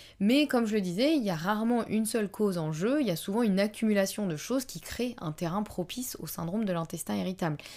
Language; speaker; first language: French; native; French